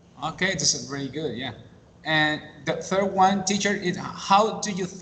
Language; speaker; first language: English; non-native, learner; Spanish